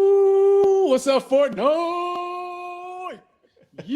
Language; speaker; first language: English; native; English